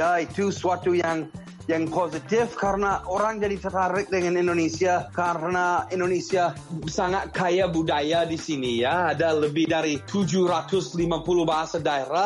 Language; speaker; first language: Indonesian; non-native, fluent; English